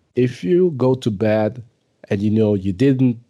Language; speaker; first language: English; early bilingual, other home language; German